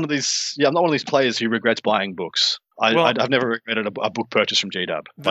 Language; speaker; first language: English; native; English